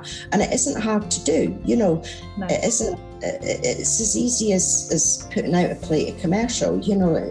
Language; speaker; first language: English; native; English